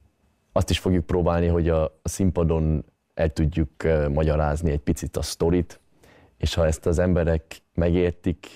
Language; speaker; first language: Hungarian; early bilingual, heritage; Hungarian